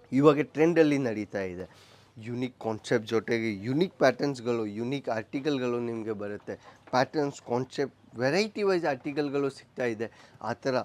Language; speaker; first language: Kannada; non-native, local second language; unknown